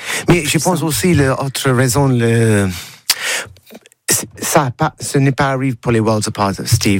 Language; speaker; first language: French; non-native, learner; English